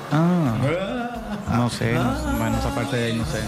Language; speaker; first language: Spanish; native; Spanish